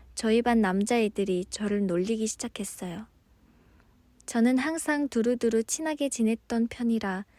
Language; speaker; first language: Korean; early bilingual, other home language; Mongolian